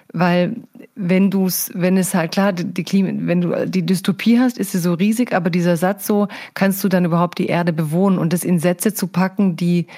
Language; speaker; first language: German; native; German